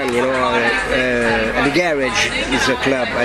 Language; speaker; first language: English; non-native, fluent; Italian